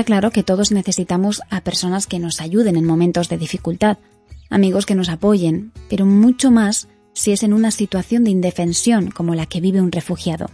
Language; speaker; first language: Spanish; native; Spanish